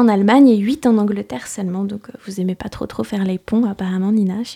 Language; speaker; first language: French; native; French